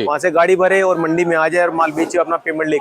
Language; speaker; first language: Hindi; native; Hindi